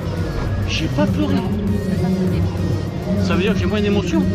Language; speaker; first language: French; native; French